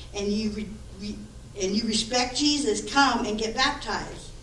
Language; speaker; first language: English; native; English